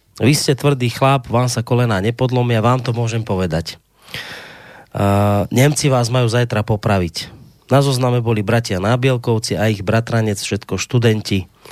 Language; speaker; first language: Slovak; native; Slovak